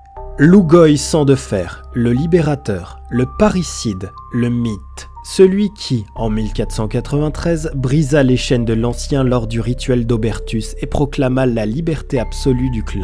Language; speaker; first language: French; native; French